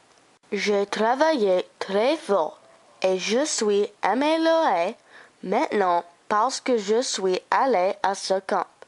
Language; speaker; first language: French; non-native, learner; English